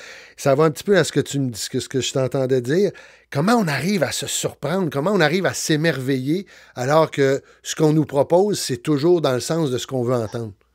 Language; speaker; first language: French; native; French